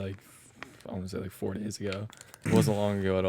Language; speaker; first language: English; native; English